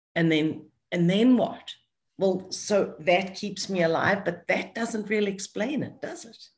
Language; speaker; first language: English; native; English